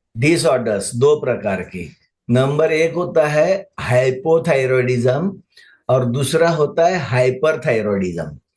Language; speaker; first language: Hindi; non-native, local second language; Marathi